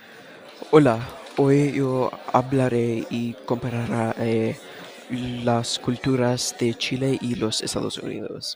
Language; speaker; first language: Spanish; non-native, learner; English